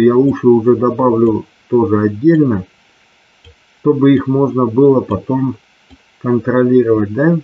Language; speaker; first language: Russian; native; Russian